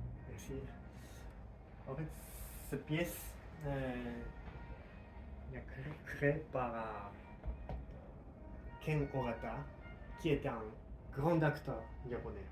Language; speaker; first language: French; non-native, learner; Japanese